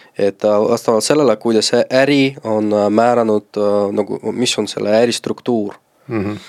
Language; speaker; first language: Estonian; non-native, local second language; Russian